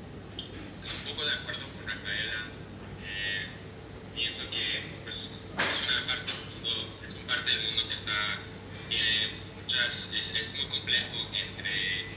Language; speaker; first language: Spanish; non-native, fluent; English